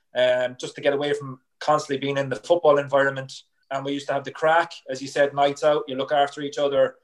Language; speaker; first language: English; native; English